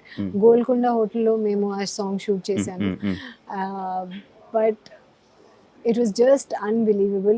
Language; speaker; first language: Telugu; non-native, learner; Hindi